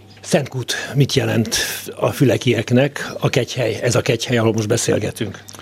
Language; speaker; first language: Hungarian; native; Hungarian